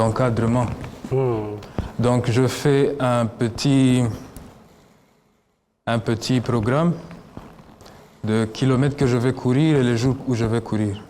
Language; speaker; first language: French; non-native, local second language; Kinyarwanda